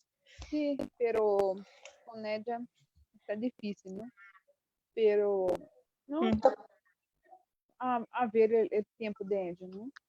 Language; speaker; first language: Spanish; non-native, fluent; Portuguese